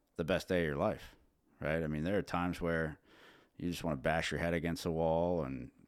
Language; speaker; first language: English; native; English